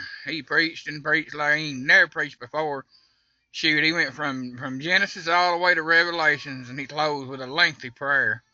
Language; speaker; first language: English; native; English